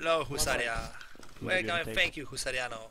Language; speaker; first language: English; non-native, learner; Polish